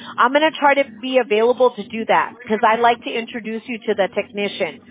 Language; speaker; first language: English; early bilingual, other home language; Spanish